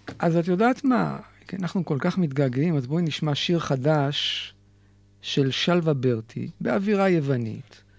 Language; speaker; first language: Hebrew; native; Hebrew